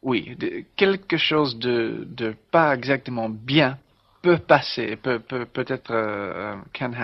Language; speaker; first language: French; non-native, learner; English